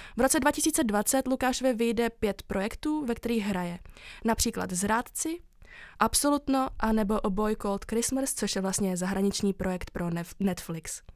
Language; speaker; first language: Czech; native; Czech